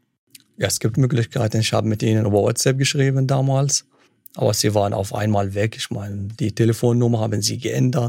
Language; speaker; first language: German; non-native, fluent; Arabic